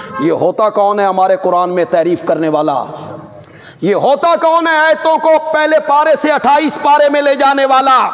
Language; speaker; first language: Urdu; non-native, local second language; Punjabi